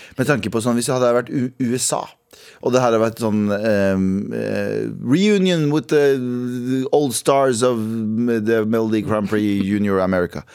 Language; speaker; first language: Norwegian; early bilingual, other home language; Kurdish